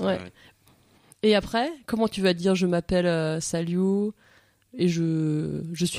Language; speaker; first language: French; native; French